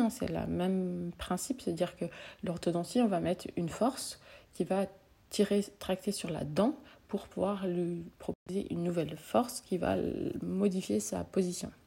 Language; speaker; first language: French; native; French